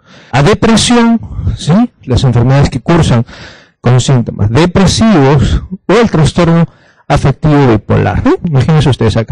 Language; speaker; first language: Spanish; native; Spanish